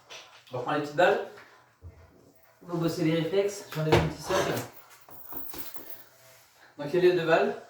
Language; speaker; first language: French; native; French